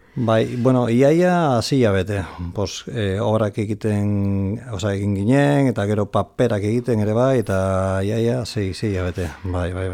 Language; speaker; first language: Basque; non-native, local second language; Spanish